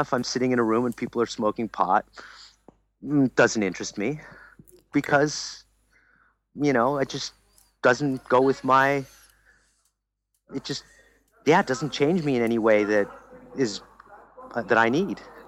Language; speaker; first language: English; early bilingual, other home language; German